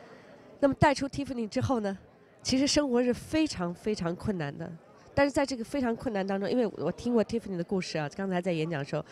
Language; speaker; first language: Chinese; native; Chinese